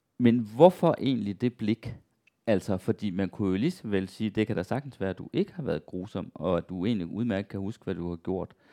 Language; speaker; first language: Danish; native; Danish